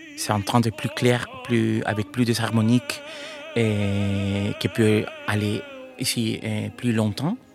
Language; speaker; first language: French; non-native, learner; Spanish